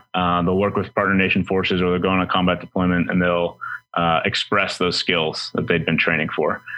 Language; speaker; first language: English; native; English